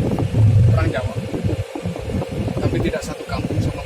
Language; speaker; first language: Indonesian; non-native, local second language; Javanese